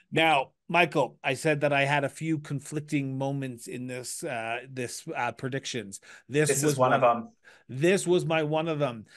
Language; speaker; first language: English; native; English